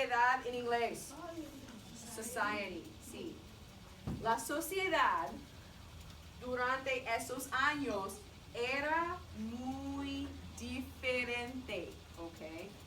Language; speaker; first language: Spanish; non-native, fluent; English